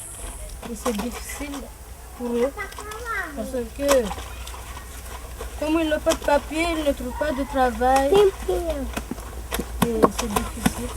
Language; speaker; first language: French; non-native, local second language; Comorian